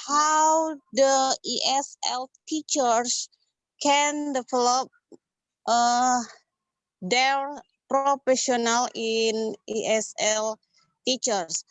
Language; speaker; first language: English; non-native, learner; Indonesian